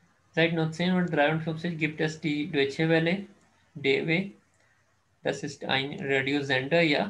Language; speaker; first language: German; non-native, fluent; Urdu